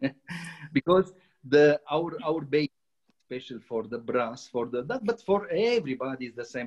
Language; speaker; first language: English; non-native, learner; Romanian